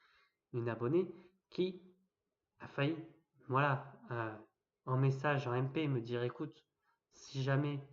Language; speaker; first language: French; native; French